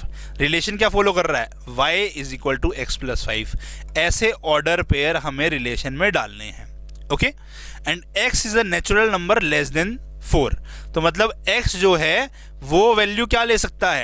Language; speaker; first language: Hindi; native; Hindi